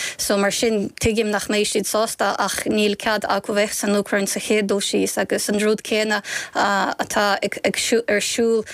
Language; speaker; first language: Irish; non-native, fluent; Ukrainian